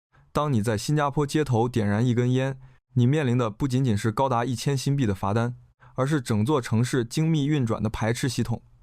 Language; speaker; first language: Chinese; native; Chinese